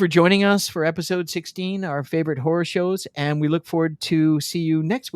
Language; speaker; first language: English; native; English